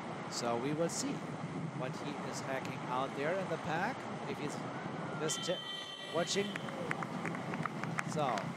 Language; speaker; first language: English; non-native, fluent; German